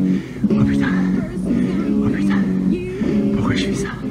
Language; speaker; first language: French; native; French